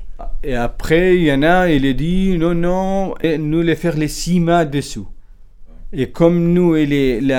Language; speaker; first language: French; non-native, learner; Kurdish